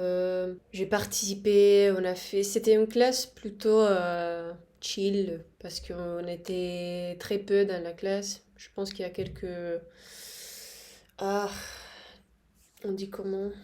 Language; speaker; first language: French; non-native, fluent; Spanish